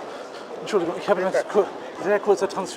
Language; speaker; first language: German; non-native, learner; English